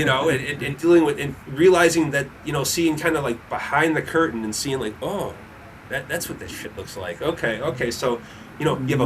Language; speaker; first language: English; native; English